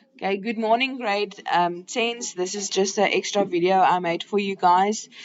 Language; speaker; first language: English; non-native, local second language; Afrikaans